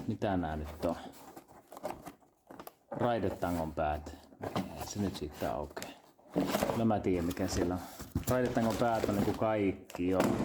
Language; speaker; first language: Finnish; native; Finnish